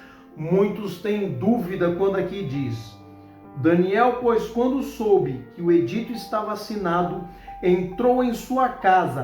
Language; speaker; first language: Portuguese; native; Portuguese